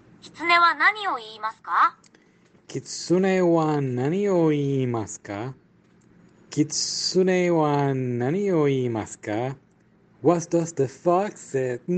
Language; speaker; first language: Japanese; non-native, learner; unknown